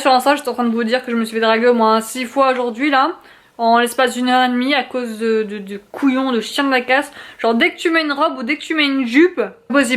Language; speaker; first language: French; native; French